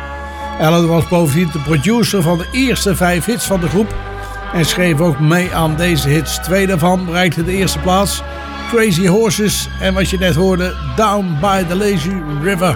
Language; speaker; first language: Dutch; native; Dutch